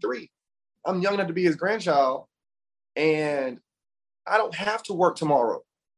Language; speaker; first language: English; native; English